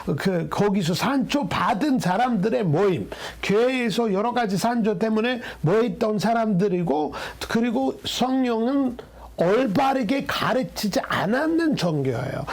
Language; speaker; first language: Korean; non-native, fluent; Amharic